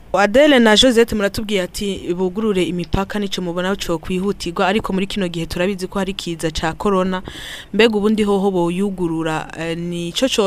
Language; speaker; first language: Kinyarwanda; native; Kinyarwanda